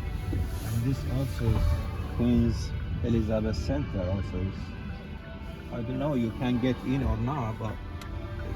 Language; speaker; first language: English; non-native, learner; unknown